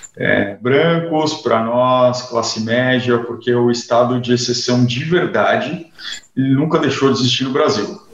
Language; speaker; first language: Portuguese; native; Portuguese